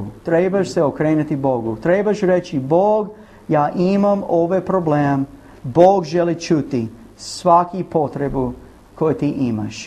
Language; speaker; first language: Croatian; non-native, learner; English